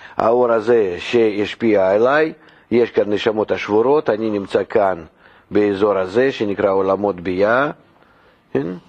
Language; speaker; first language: Hebrew; non-native, fluent; Russian